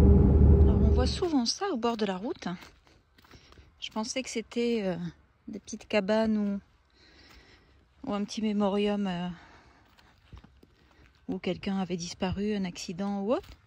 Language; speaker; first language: French; native; French